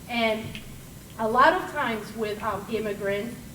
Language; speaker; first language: English; early bilingual, other home language; Spanish